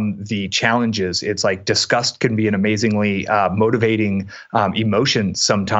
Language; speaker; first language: English; native; English